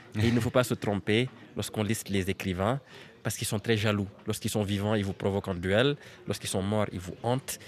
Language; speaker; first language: French; non-native, local second language; Serer